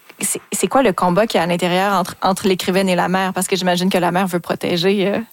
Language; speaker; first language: French; native; French